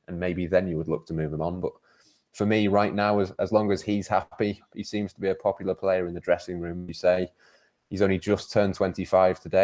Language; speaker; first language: English; native; English